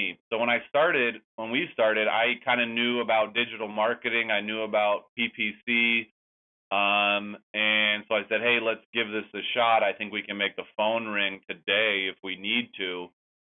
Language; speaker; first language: English; native; English